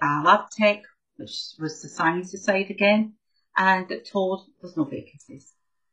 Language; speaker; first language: English; native; English